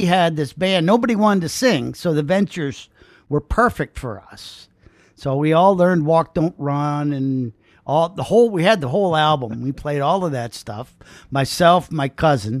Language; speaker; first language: English; native; English